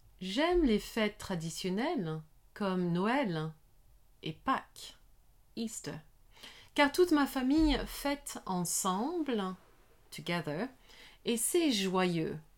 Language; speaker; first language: French; non-native, learner; English